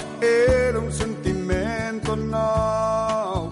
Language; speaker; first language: Catalan; native; Catalan